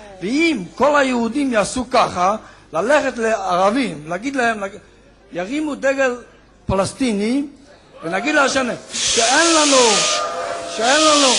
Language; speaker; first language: Hebrew; non-native, fluent; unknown